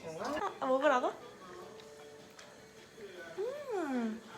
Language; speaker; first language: Korean; non-native, fluent; French